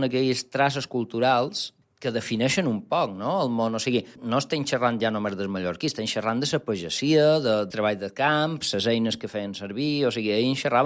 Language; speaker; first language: Catalan; non-native, local second language; Spanish